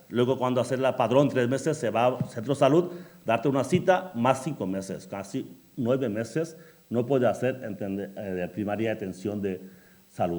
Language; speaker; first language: Spanish; non-native, learner; Bangla